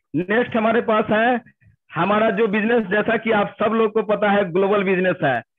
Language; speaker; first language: Hindi; native; Hindi